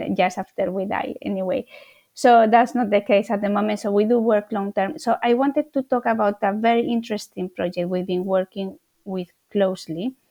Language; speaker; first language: English; non-native, fluent; Spanish